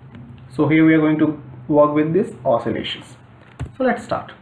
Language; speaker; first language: English; non-native, local second language; Hindi